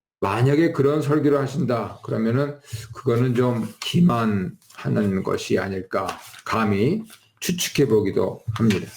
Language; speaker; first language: Korean; native; Korean